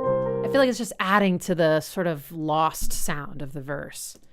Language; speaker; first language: English; native; English